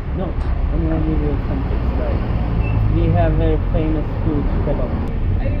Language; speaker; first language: English; non-native, learner; Turkish